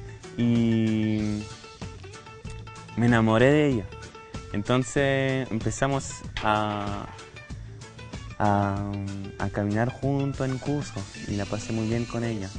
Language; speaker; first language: Spanish; non-native, fluent; French